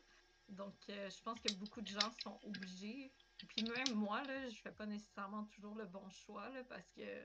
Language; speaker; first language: French; native; French